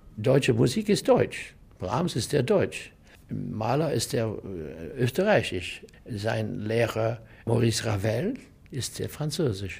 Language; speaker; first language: German; non-native, learner; English